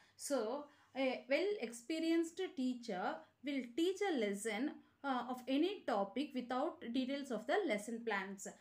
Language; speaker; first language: English; non-native, local second language; Tamil